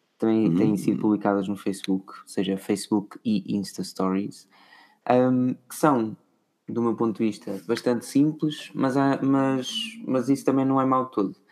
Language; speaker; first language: Portuguese; native; Portuguese